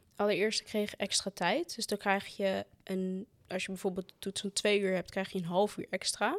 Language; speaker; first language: Dutch; native; Dutch